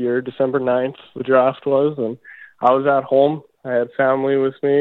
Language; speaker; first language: English; native; English